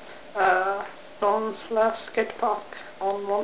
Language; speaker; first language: French; non-native, learner; English